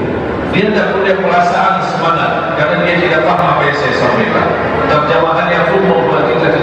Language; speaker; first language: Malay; non-native, fluent; Arabic